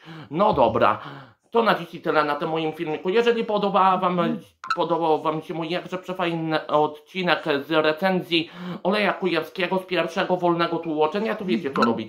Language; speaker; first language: Polish; native; Polish